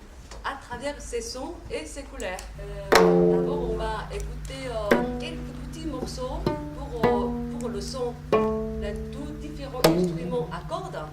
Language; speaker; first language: French; non-native, fluent; Korean